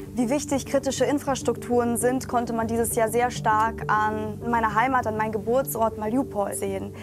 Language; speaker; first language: German; native; German